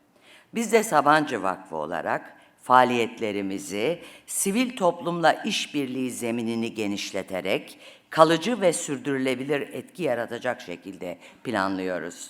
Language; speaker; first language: Turkish; native; Turkish